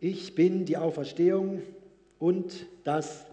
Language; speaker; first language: German; native; German